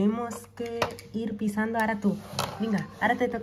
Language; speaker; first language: Spanish; native; Spanish